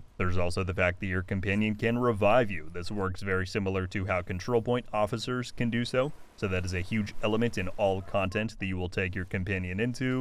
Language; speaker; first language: English; native; English